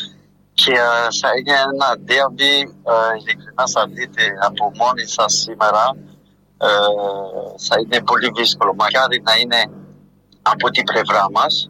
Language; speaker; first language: Greek; non-native, fluent; French